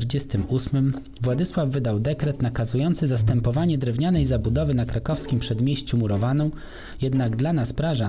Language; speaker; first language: Polish; native; Polish